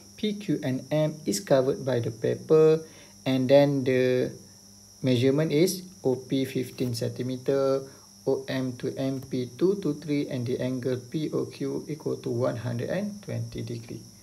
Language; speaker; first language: English; non-native, local second language; Malay